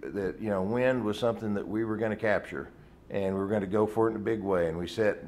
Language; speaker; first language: English; native; English